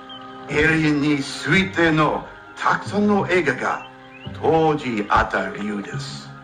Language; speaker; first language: Japanese; non-native, learner; English